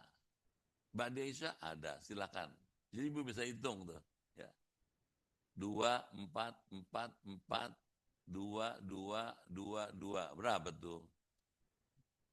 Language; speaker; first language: Indonesian; native; Indonesian